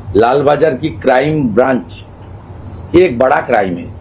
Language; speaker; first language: Hindi; non-native, local second language; Bangla